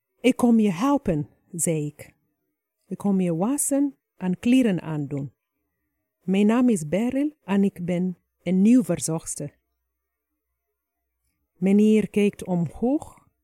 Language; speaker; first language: Dutch; non-native, fluent; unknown